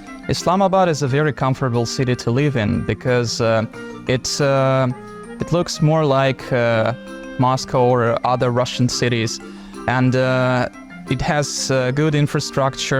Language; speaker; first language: English; non-native, fluent; Russian